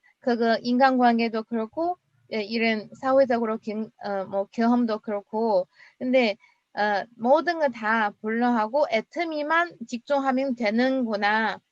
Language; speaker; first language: Korean; non-native, fluent; Chinese